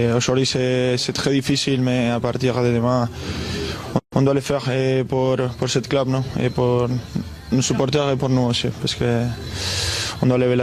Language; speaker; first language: French; non-native, fluent; Spanish